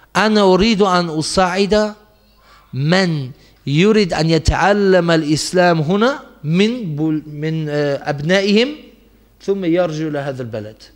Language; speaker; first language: Arabic; non-native, fluent; German